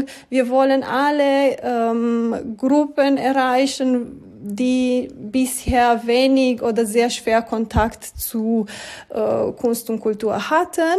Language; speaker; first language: German; non-native, learner; Romanian